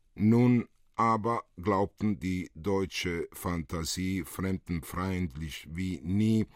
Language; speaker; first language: German; early bilingual, other home language; Italian